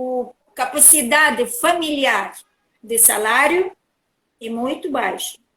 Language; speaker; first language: Portuguese; non-native, learner; Russian